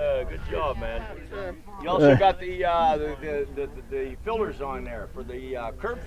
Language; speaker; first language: English; native; English